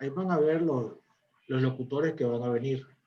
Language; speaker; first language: Spanish; native; Spanish